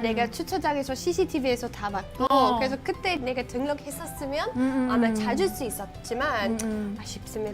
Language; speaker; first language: Korean; non-native, learner; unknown